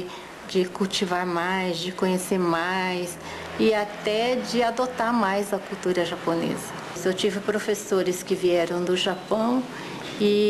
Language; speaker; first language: Portuguese; early bilingual, other home language; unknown